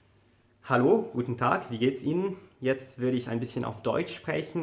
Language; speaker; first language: German; non-native, fluent; English